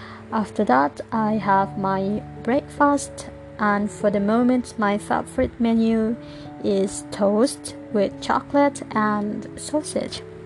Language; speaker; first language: English; non-native, fluent; Indonesian